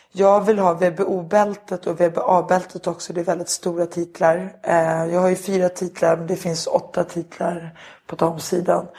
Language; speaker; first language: Swedish; native; Swedish